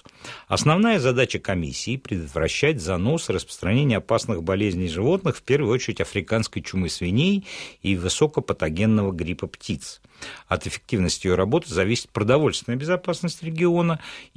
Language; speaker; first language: Russian; native; Russian